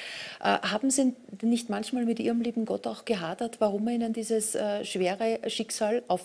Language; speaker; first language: German; native; German